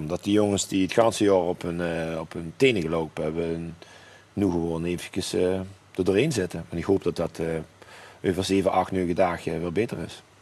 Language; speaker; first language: Dutch; native; Dutch